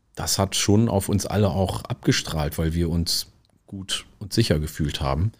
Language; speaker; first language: German; early bilingual, other home language; Oromo